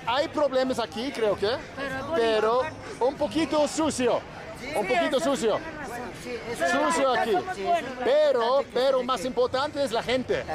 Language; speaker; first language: Spanish; non-native, learner; English